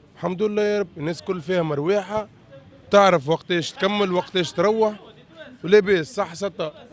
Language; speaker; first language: Arabic; native; Arabic